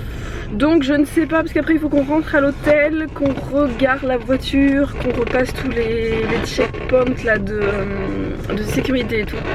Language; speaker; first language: French; native; French